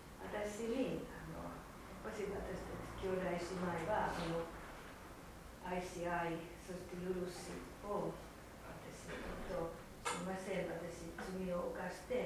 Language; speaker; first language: Japanese; non-native, fluent; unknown